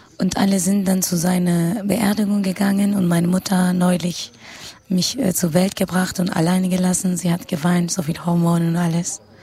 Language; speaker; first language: German; non-native, fluent; Kurdish